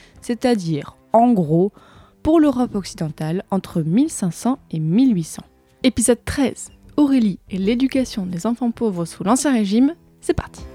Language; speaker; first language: French; native; French